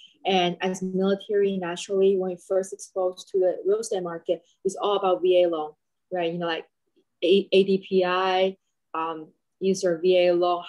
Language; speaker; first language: English; non-native, fluent; Chinese